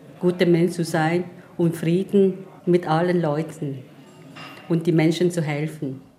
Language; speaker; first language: German; non-native, learner; Vietnamese